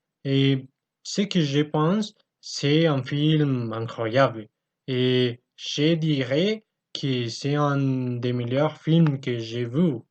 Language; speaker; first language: French; non-native, learner; Spanish